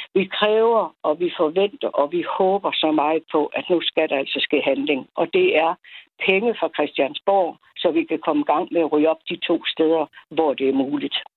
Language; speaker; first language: Danish; native; Danish